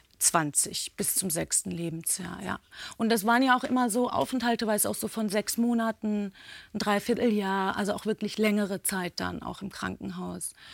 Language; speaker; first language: German; early bilingual, other home language; Turkish